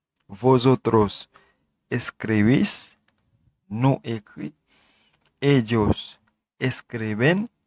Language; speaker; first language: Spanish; non-native, fluent; Haitian Creole